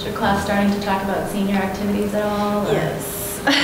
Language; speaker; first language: English; native; English